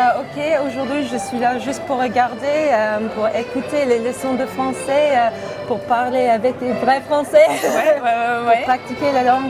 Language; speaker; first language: French; non-native, fluent; English